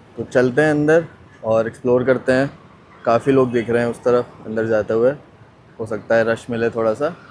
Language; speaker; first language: Hindi; native; Hindi